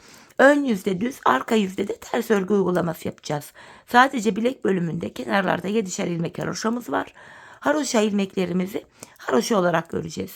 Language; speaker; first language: Turkish; native; Turkish